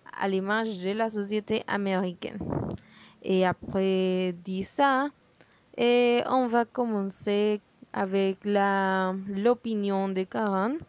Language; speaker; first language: French; non-native, learner; Spanish